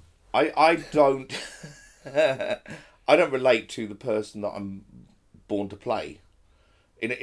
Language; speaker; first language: English; native; English